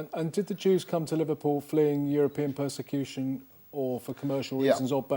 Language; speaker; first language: English; native; English